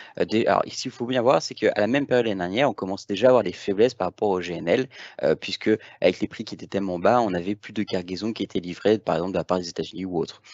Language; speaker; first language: French; native; French